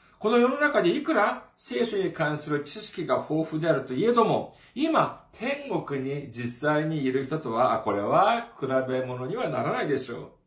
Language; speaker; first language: Japanese; non-native, fluent; Korean